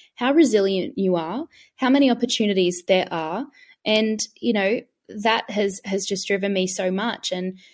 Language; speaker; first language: English; native; English